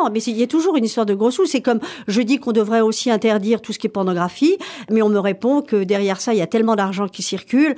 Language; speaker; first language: French; native; French